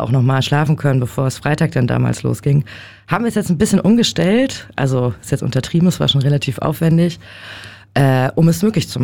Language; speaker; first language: German; native; German